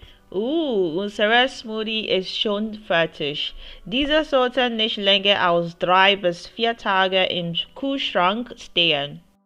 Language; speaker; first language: German; non-native, learner; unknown